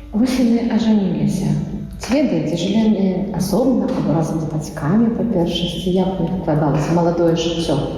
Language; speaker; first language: Belarusian; native; Belarusian